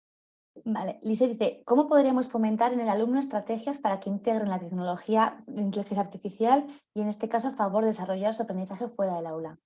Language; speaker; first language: Spanish; native; Spanish